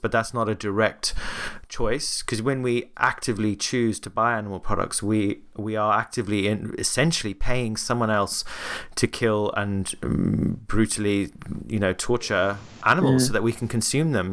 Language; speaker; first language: English; native; English